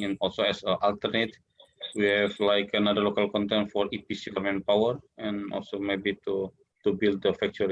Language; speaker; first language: English; non-native, learner; Indonesian